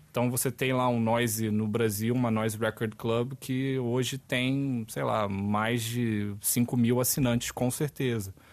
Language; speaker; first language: Portuguese; native; Portuguese